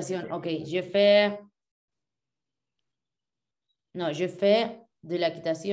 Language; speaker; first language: French; non-native, learner; Spanish